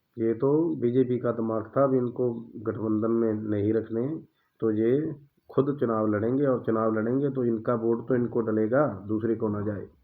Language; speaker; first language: Hindi; non-native, local second language; Punjabi